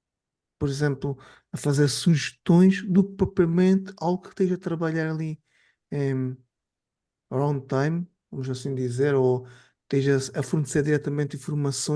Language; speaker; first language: Portuguese; native; Portuguese